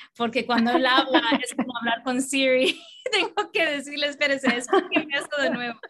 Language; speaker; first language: Spanish; early bilingual, heritage; Spanish